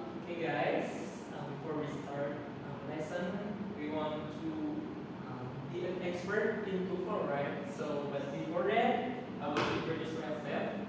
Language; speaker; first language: English; non-native, learner; Indonesian